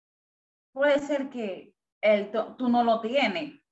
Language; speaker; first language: Spanish; non-native, fluent; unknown